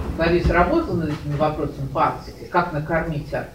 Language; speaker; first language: Russian; native; Russian